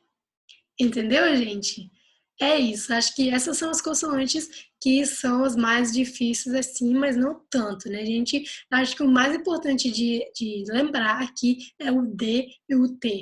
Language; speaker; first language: Portuguese; non-native, fluent; Dutch